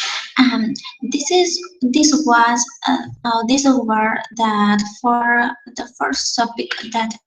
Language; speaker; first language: English; non-native, learner; Spanish